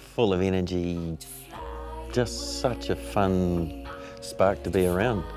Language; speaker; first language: English; native; English